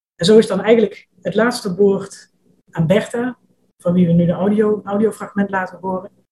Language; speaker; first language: Dutch; native; Dutch